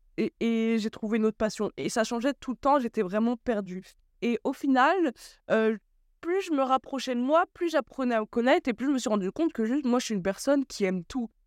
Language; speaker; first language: French; early bilingual, other home language; Bambara